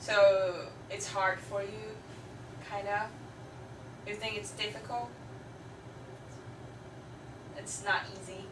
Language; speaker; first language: English; non-native, fluent; Chinese